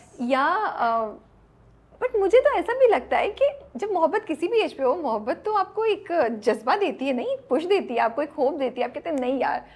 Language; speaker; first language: Urdu; native; Urdu